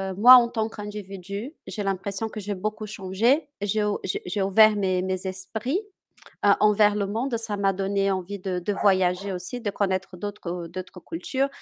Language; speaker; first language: French; non-native, fluent; Portuguese